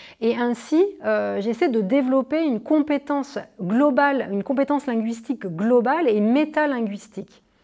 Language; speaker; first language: French; native; French